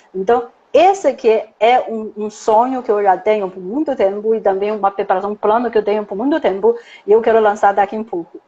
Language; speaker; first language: Portuguese; non-native, fluent; Chinese